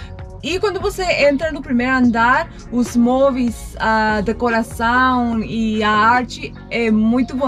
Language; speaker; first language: Portuguese; non-native, fluent; Spanish